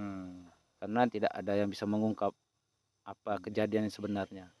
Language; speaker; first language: Indonesian; native; Indonesian